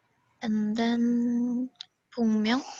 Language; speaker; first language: English; non-native, learner; Korean